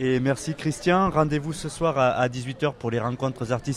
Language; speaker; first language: French; native; French